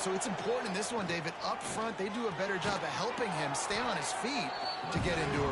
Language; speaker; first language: English; native; English